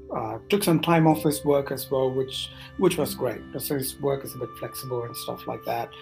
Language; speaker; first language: English; non-native, local second language; Tamil